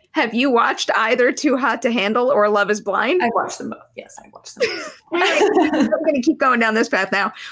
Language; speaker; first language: English; native; English